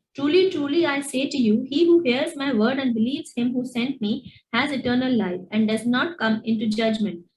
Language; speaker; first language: English; non-native, local second language; Hindi